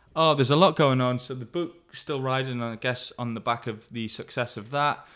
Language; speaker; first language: English; native; English